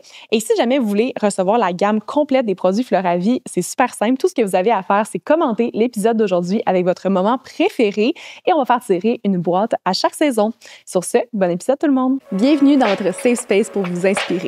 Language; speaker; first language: French; native; French